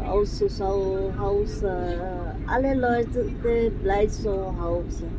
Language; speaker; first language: German; non-native, learner; Filipino